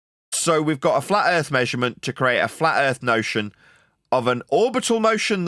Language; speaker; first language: English; native; English